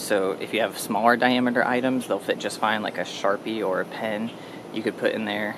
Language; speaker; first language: English; native; English